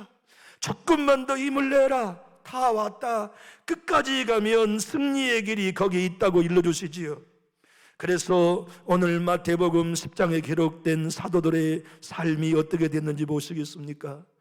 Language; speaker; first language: Korean; native; Korean